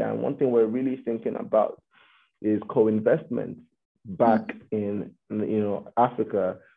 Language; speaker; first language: English; non-native, local second language; Yoruba